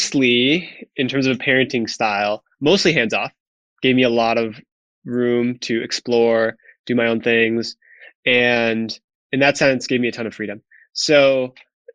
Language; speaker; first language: English; native; English